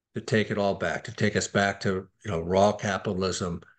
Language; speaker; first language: English; native; English